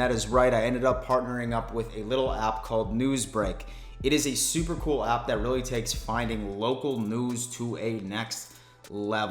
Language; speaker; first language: English; native; English